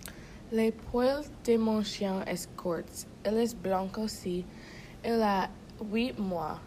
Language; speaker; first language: French; non-native, learner; English